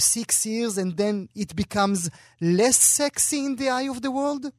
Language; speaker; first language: English; non-native, fluent; Hebrew